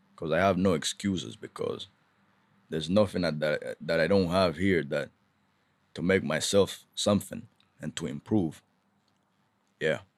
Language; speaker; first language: English; non-native, local second language; Kinyarwanda